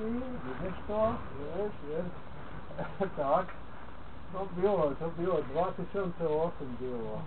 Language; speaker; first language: Polish; non-native, learner; Slovenian